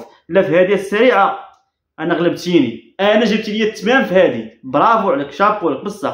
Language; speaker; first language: Arabic; native; Arabic